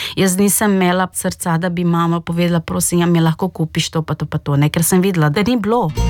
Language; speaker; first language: Slovenian; non-native, fluent; Portuguese